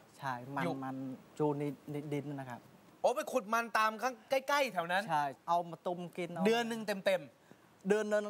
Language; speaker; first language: Thai; non-native, learner; Khmer